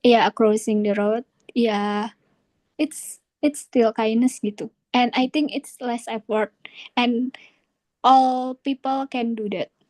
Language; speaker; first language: English; non-native, learner; Indonesian